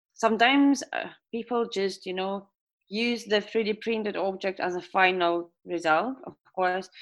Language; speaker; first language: English; non-native, fluent; Estonian